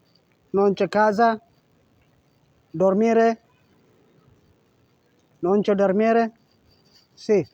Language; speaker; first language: Italian; non-native, learner; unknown